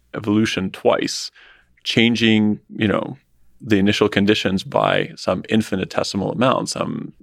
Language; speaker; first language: English; non-native, fluent; Russian